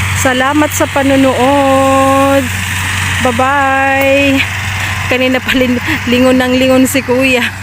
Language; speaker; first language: Filipino; non-native, local second language; Bikol